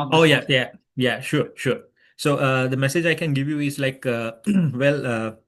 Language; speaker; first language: English; non-native, local second language; Sinhala